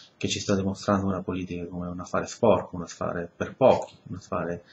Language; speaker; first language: Italian; early bilingual, other home language; Spanish